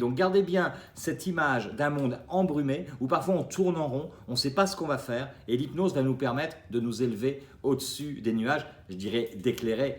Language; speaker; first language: French; native; French